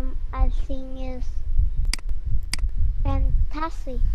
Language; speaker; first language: English; non-native, learner; Vietnamese